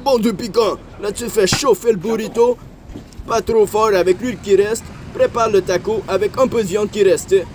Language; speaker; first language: French; native; French